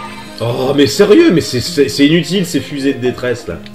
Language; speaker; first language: French; native; French